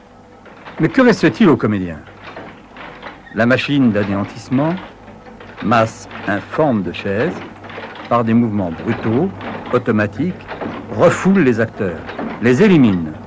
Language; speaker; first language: French; native; French